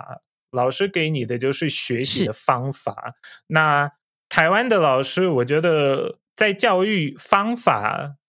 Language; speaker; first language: Chinese; non-native, fluent; Polish